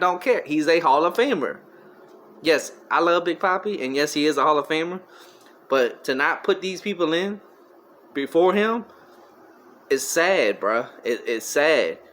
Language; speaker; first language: English; native; English